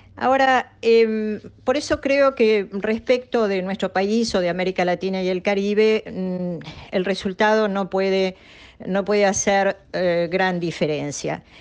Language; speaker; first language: Spanish; native; Spanish